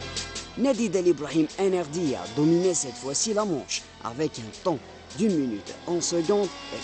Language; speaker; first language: French; non-native, local second language; Arabic